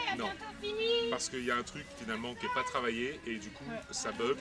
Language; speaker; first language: French; native; French